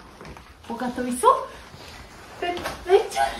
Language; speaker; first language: Korean; non-native, learner; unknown